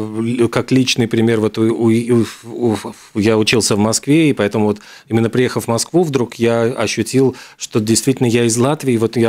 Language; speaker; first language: Russian; native; Russian